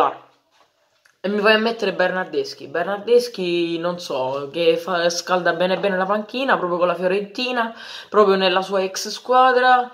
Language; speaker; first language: Italian; native; Italian